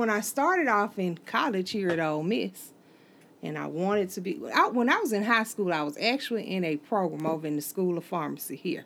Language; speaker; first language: English; native; English